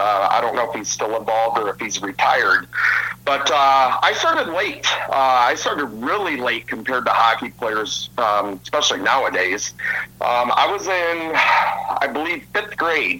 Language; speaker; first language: English; native; English